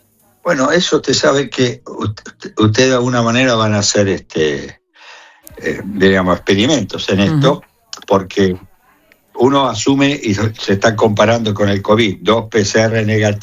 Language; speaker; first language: Spanish; native; Spanish